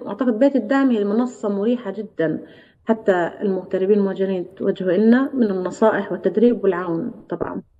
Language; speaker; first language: Arabic; native; Arabic